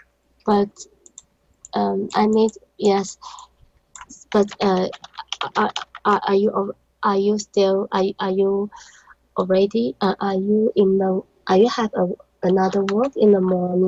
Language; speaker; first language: English; non-native, learner; Chinese